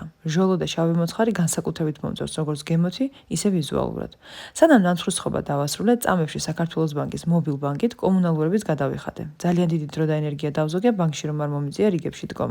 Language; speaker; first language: Georgian; native; Georgian